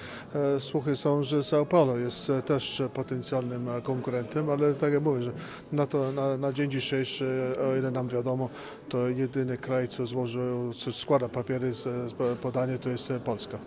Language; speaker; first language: Polish; early bilingual, heritage; Polish